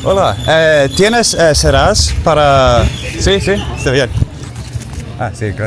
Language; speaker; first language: Spanish; non-native, learner; English